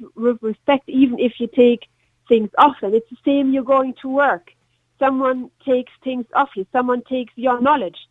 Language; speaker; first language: English; non-native, fluent; German